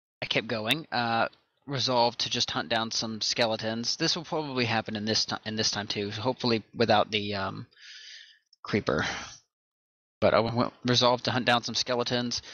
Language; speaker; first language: English; native; English